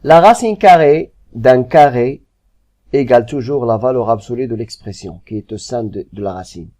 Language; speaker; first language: French; non-native, local second language; Arabic